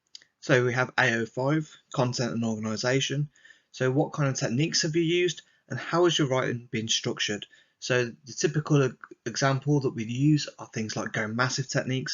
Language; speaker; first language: English; native; English